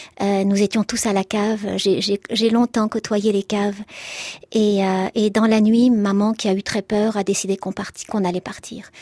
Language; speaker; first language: French; early bilingual, other home language; Arabic